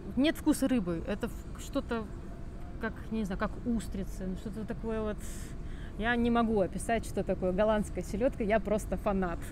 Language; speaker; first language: Russian; native; Russian